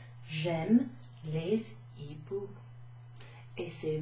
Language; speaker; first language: French; non-native, fluent; English